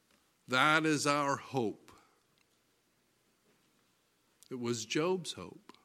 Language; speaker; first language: English; native; English